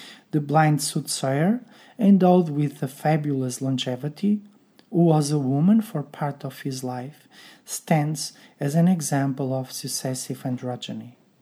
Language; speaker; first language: English; non-native, fluent; Portuguese